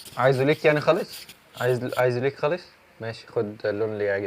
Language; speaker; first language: Arabic; native; Arabic